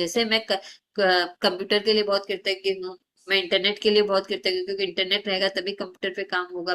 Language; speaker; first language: Hindi; native; Hindi